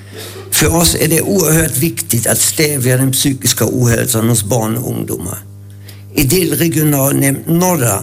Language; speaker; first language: Swedish; non-native, fluent; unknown